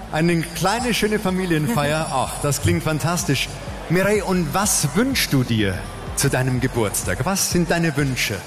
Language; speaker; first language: German; native; German